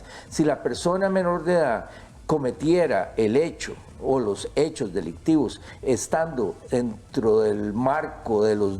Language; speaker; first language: Spanish; native; Spanish